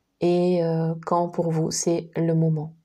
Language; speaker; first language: French; native; French